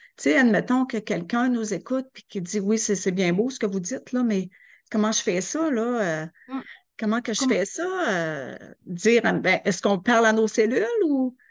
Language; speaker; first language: French; native; French